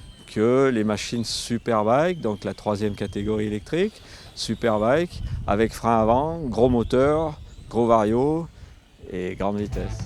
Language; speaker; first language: French; native; French